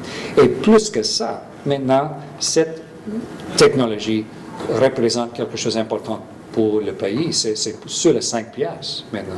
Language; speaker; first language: French; non-native, fluent; English